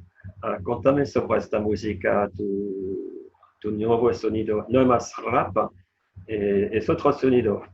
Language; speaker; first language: Spanish; non-native, fluent; French